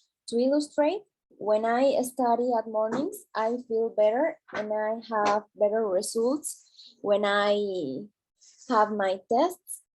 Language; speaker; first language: English; non-native, learner; Spanish